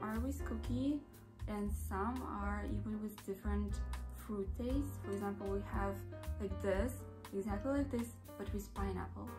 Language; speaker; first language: English; non-native, learner; Russian